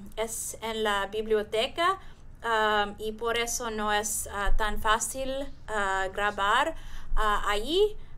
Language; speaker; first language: Spanish; non-native, learner; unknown